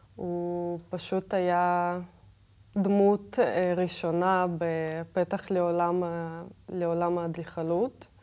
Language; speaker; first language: Hebrew; non-native, fluent; Kazakh